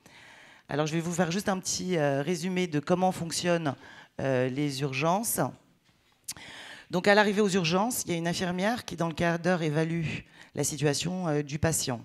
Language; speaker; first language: French; native; French